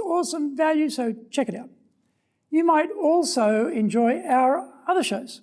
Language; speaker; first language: English; native; English